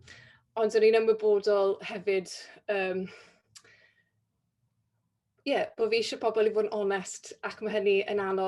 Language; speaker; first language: Welsh; native; Welsh